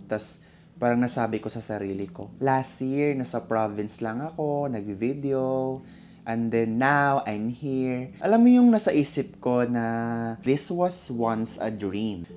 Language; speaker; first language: Filipino; native; Filipino